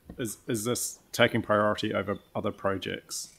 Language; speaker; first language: English; native; English